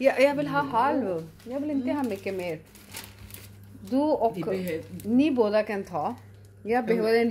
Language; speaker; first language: Swedish; non-native, learner; Punjabi